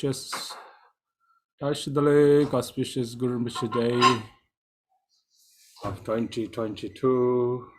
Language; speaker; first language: English; non-native, fluent; Tibetan